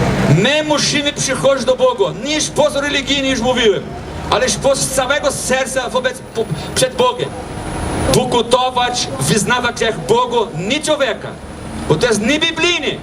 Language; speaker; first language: Polish; non-native, fluent; Portuguese